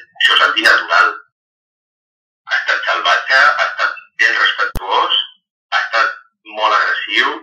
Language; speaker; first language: Catalan; non-native, local second language; Spanish